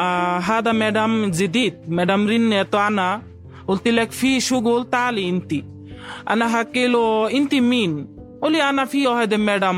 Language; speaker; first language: Arabic; non-native, learner; Bangla